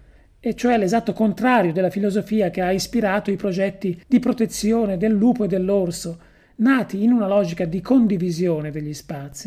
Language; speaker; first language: Italian; native; Italian